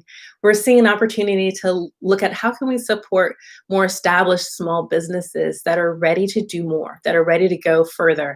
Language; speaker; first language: English; native; English